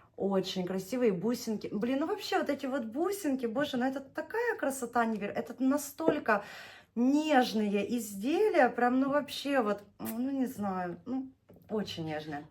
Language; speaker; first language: Russian; native; Russian